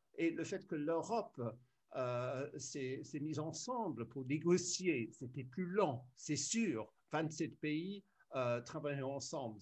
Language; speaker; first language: French; early bilingual, other home language; English